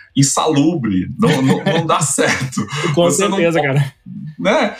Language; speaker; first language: Portuguese; native; Portuguese